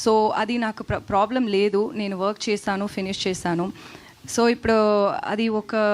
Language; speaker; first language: Telugu; non-native, learner; Tamil